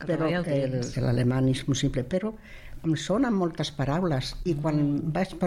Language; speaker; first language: Catalan; non-native, local second language; Spanish